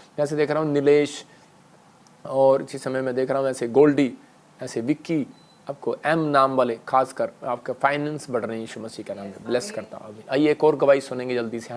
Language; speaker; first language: Hindi; non-native, local second language; Punjabi